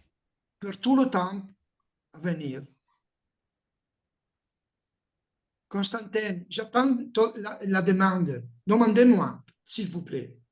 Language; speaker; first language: French; non-native, learner; Italian